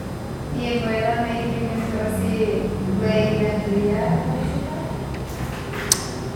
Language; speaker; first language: Spanish; non-native, learner; English